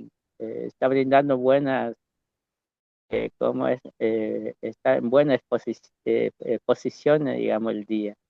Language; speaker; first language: Spanish; non-native, local second language; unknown